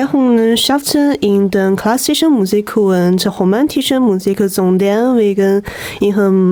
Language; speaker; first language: German; non-native, learner; Chinese